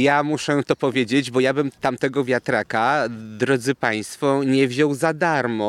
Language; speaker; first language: Polish; native; Polish